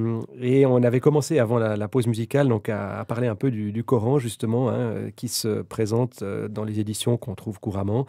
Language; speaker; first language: French; native; French